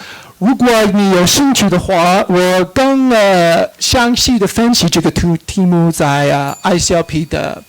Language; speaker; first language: Chinese; non-native, fluent; English